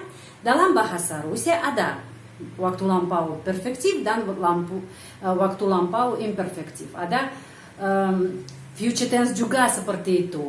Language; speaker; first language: Indonesian; non-native, fluent; Russian